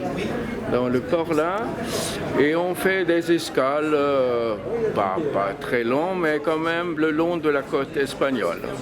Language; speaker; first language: French; non-native, fluent; German